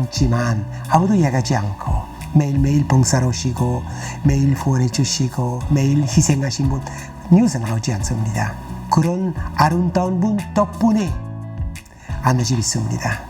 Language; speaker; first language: Korean; non-native, fluent; Italian